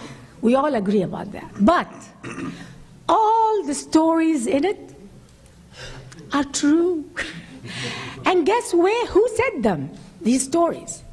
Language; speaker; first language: English; non-native, fluent; Arabic